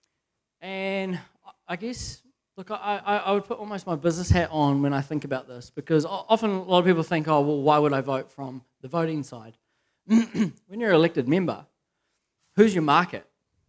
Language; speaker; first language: English; native; English